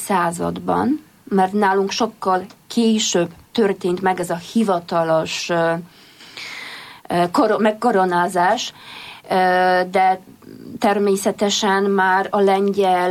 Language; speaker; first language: Hungarian; non-native, fluent; Polish